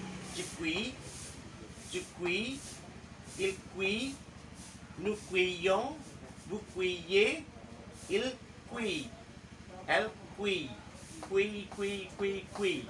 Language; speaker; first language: French; non-native, learner; Indonesian